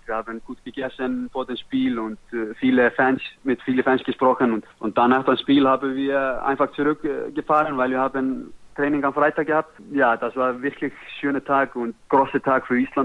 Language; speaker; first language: German; non-native, learner; Icelandic